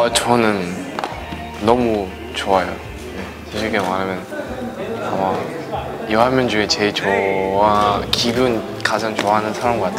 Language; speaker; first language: Korean; non-native, learner; Chinese